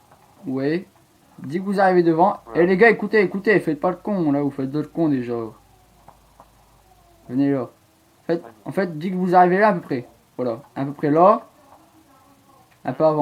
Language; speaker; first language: French; native; French